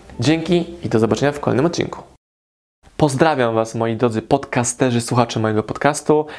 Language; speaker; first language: Polish; native; Polish